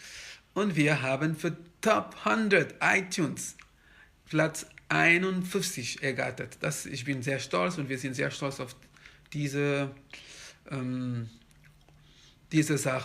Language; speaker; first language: German; non-native, fluent; Kabuverdianu